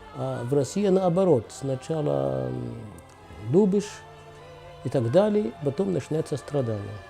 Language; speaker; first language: Russian; non-native, fluent; Arabic